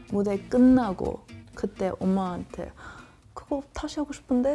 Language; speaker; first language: Korean; non-native, learner; English